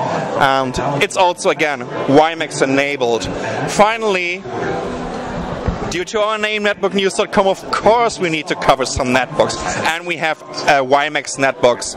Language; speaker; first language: English; non-native, fluent; German